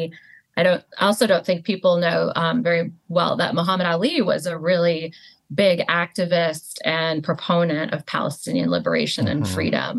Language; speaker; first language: English; native; English